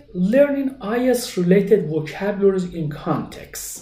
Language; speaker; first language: English; non-native, fluent; Persian